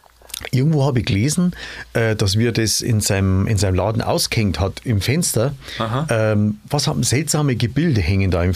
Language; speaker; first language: German; native; German